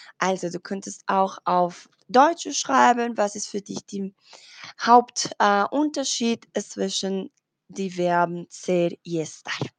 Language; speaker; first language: German; non-native, fluent; Spanish